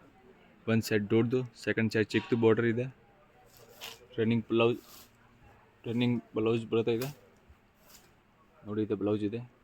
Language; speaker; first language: Kannada; non-native, local second language; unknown